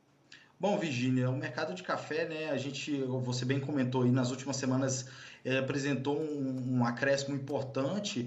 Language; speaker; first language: Portuguese; native; Portuguese